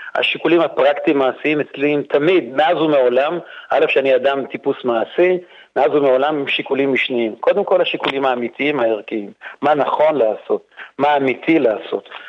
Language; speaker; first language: Hebrew; native; Hebrew